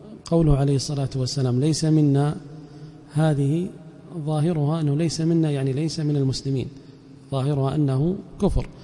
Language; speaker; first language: Arabic; native; Arabic